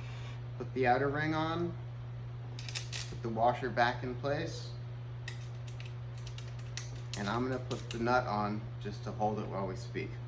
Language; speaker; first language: English; native; English